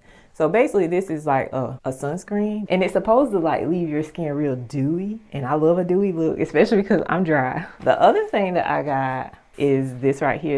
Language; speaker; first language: English; native; English